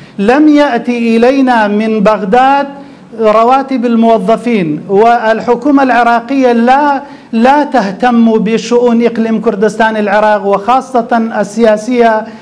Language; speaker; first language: Arabic; non-native, local second language; Kurdish